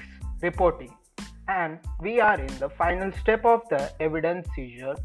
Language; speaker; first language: English; non-native, local second language; Telugu